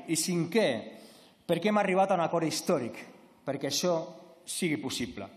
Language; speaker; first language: Catalan; non-native, local second language; Spanish